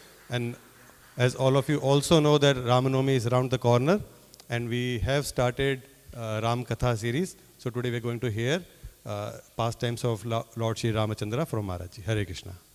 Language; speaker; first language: English; non-native, local second language; Hindi